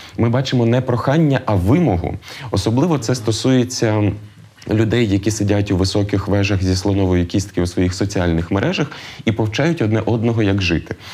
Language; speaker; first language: Ukrainian; native; Ukrainian